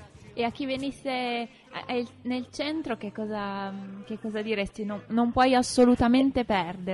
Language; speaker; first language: Italian; native; Italian